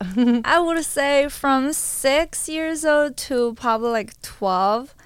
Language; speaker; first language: English; non-native, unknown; Chinese